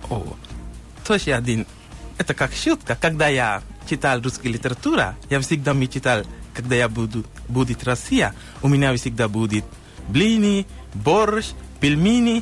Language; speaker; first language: Russian; non-native, learner; Sinhala